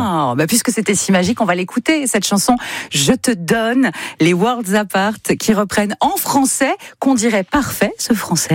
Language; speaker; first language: French; native; French